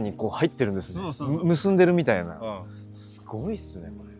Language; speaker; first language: Japanese; native; Japanese